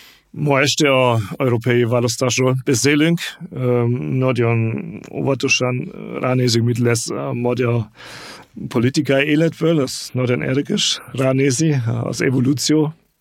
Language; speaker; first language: Hungarian; non-native, learner; German